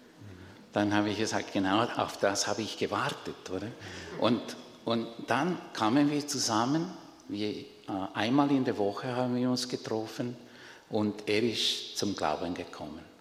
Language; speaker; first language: German; non-native, fluent; Spanish